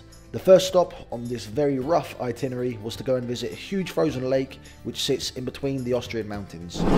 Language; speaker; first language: English; native; English